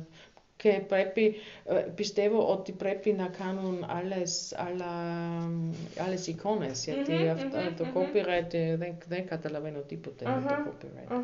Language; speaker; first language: Greek; non-native, learner; German